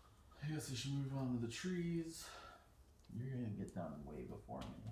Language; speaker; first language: English; native; English